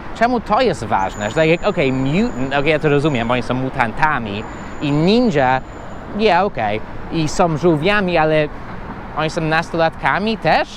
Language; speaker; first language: Polish; non-native, fluent; English